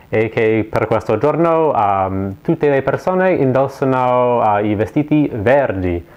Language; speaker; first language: Italian; non-native, learner; English